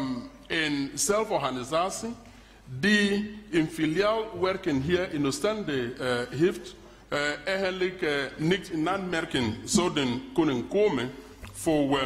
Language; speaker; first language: Dutch; non-native, fluent; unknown